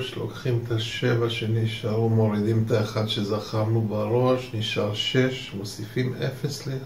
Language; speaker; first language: Hebrew; native; Hebrew